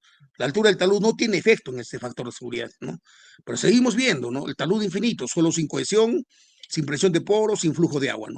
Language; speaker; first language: Spanish; native; Spanish